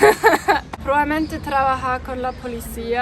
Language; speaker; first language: Spanish; non-native, fluent; German